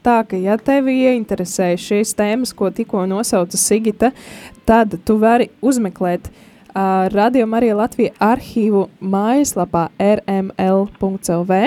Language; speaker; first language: Latvian; native; Latvian